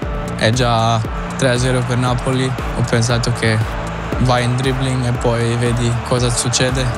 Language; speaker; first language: Italian; non-native, learner; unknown